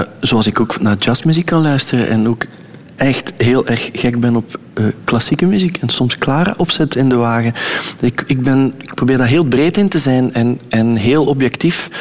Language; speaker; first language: Dutch; native; Dutch